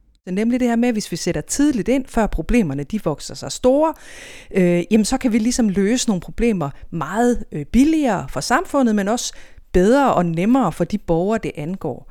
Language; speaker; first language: Danish; native; Danish